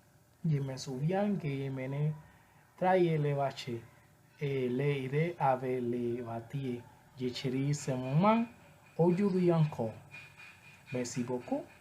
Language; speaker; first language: French; non-native, learner; Spanish